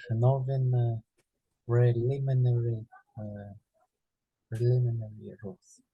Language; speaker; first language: English; non-native, learner; Ukrainian